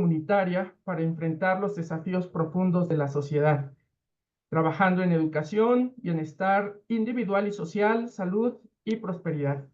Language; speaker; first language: Spanish; native; Spanish